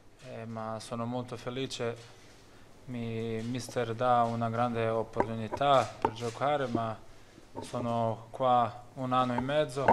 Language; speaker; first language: Italian; non-native, learner; Bosnian